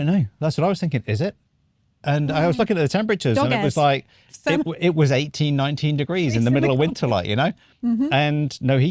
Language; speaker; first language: English; native; English